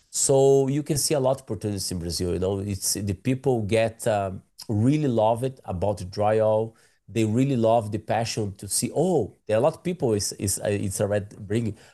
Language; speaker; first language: English; non-native, learner; Portuguese